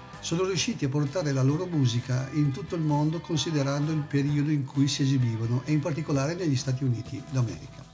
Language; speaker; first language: Italian; native; Italian